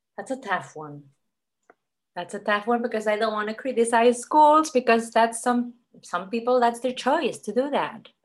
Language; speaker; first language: English; non-native, fluent; Catalan